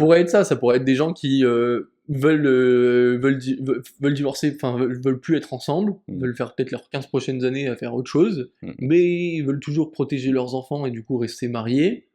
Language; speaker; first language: French; native; French